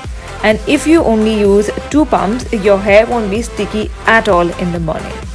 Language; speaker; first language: English; non-native, local second language; Hindi